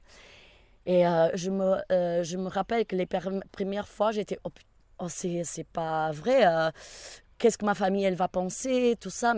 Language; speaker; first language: French; non-native, fluent; Portuguese